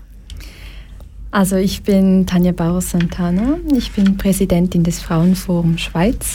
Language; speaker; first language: German; early bilingual, other home language; Portuguese